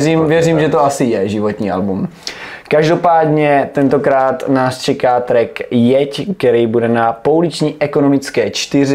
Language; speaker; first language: Czech; native; Czech